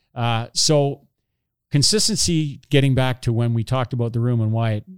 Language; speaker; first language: English; native; English